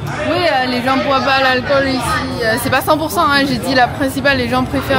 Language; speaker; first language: French; non-native, fluent; Chinese